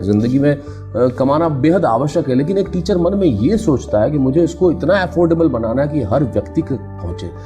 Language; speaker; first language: Hindi; native; Hindi